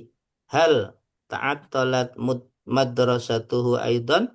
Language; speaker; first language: Arabic; non-native, learner; Indonesian